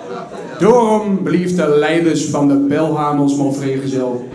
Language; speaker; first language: Dutch; native; Dutch